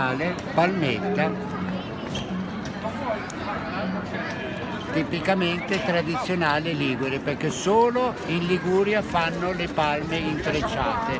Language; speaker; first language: Italian; native; Italian